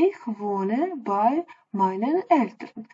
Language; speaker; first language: German; non-native, fluent; Ukrainian